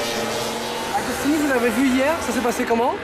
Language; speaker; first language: French; native; French